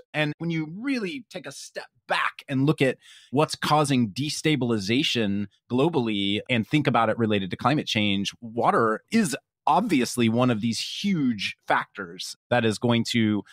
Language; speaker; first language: English; native; English